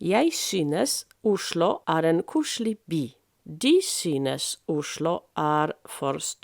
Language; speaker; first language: Norwegian; non-native, fluent; French